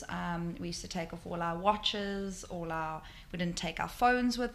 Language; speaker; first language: English; native; English